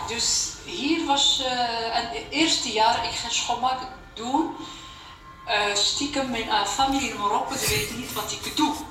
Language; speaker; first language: Dutch; non-native, learner; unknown